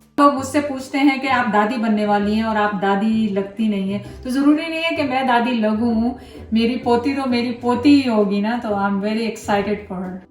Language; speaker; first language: Urdu; native; Urdu